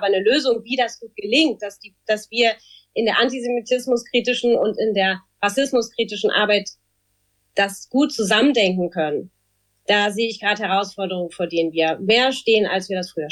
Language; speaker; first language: German; native; German